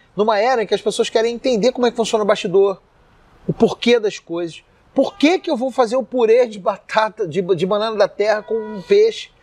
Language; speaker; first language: Portuguese; native; Portuguese